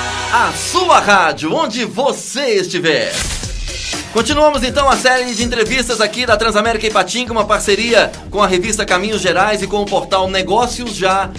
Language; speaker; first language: Portuguese; native; Portuguese